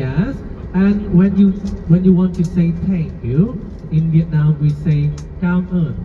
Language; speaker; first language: English; non-native, fluent; Vietnamese